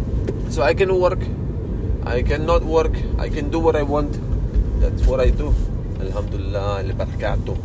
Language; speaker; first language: English; non-native, learner; Russian